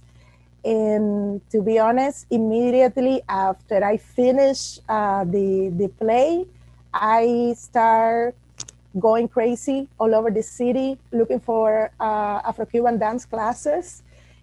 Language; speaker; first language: English; non-native, fluent; Spanish